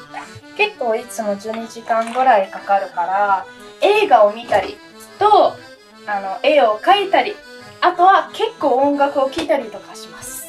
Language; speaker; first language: Japanese; non-native, fluent; Italian